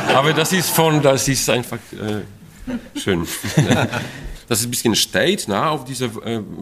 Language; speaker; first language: German; non-native, fluent; Polish